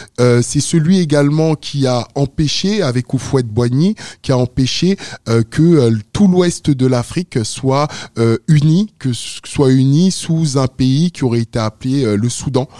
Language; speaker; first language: French; early bilingual, other home language; Wolof